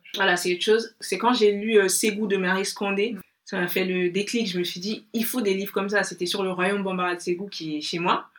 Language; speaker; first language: French; non-native, local second language; Bambara